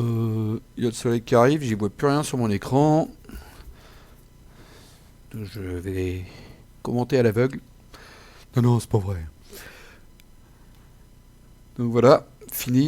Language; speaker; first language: French; native; French